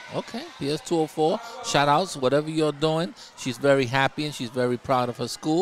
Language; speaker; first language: English; native; English